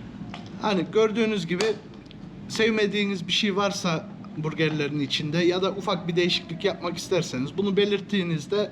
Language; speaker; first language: Turkish; early bilingual, heritage; Turkish